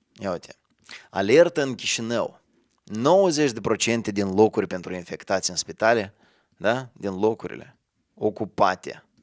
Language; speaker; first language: Romanian; native; Romanian